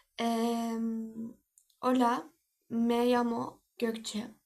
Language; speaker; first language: Spanish; non-native, learner; Turkish